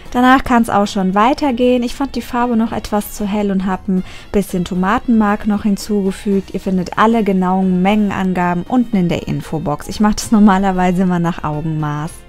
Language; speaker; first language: German; early bilingual, other home language; Turkish